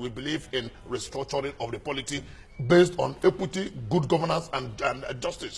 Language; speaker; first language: English; non-native, local second language; Igbo